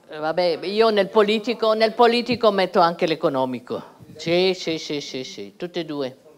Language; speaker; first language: Italian; native; Italian